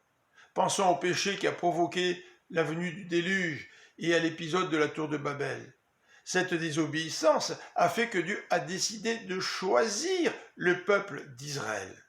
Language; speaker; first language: French; native; French